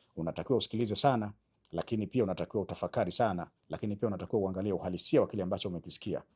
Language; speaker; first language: Swahili; native; Swahili